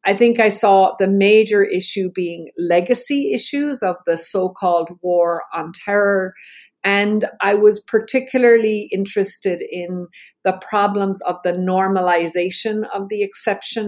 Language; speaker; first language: English; native; English